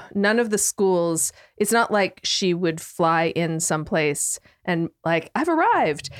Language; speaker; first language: English; native; English